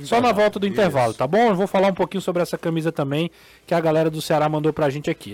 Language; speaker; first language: Portuguese; native; Portuguese